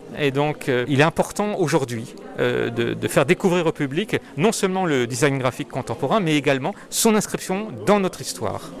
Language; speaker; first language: French; native; French